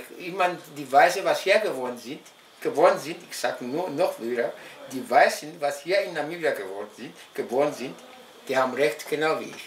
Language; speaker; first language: German; non-native, local second language; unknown